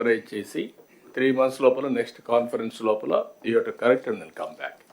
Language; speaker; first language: Telugu; native; Telugu